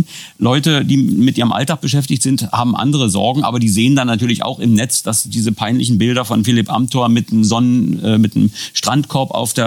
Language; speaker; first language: German; native; German